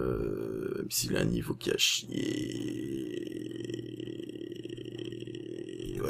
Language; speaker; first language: French; native; French